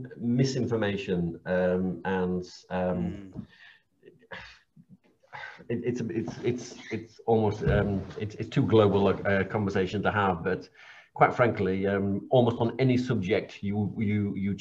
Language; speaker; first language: English; native; English